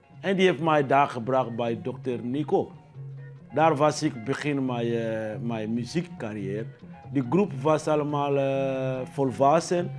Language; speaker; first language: Dutch; non-native, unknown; Lingala